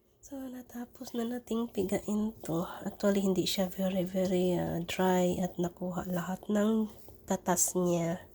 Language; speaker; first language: Filipino; non-native, local second language; Cebuano